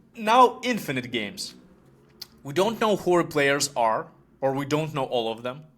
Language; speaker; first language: English; non-native, fluent; Ukrainian